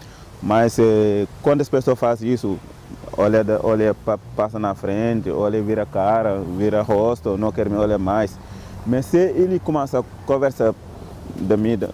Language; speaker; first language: Portuguese; non-native, learner; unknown